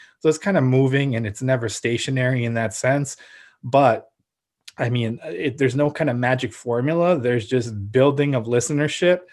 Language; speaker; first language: English; early bilingual, other home language; Ukrainian